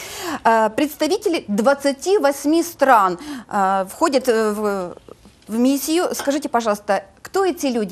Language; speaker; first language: Russian; native; Russian